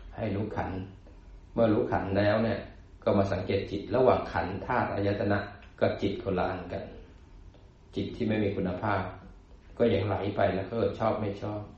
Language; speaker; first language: Thai; native; Thai